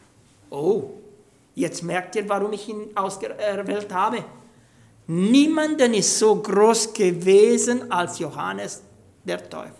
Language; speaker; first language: German; non-native, fluent; Romanian